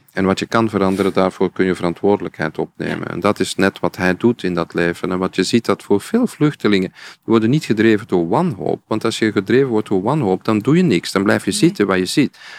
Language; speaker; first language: Dutch; native; Dutch